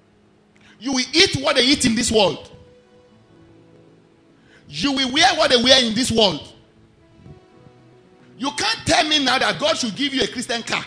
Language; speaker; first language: English; non-native, local second language; Yoruba